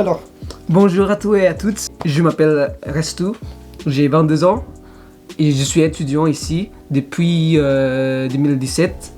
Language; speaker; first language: French; non-native, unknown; Indonesian